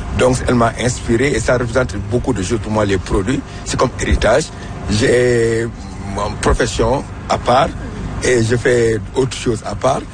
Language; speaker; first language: French; non-native, local second language; Wolof